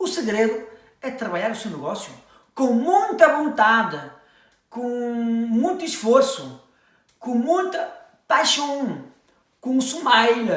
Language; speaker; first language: Portuguese; early bilingual, heritage; French